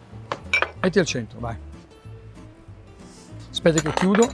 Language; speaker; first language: Italian; native; Italian